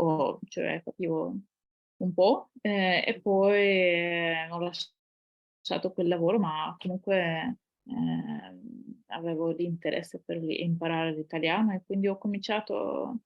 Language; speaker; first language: Italian; non-native, fluent; Ukrainian